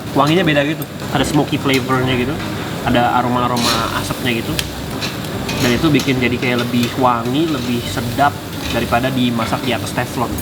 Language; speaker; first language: Indonesian; native; Indonesian